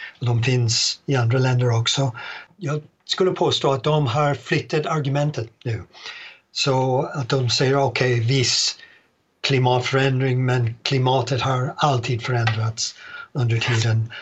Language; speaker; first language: Swedish; non-native, fluent; English